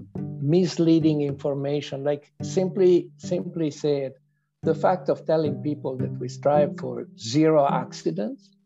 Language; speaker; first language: English; non-native, fluent; Italian